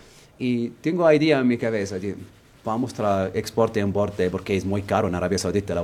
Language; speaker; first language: Spanish; non-native, learner; Arabic